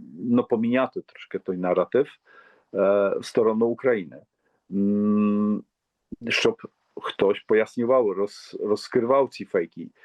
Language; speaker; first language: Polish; non-native, learner; Ukrainian